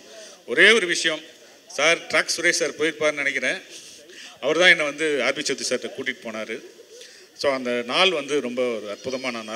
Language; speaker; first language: Tamil; native; Tamil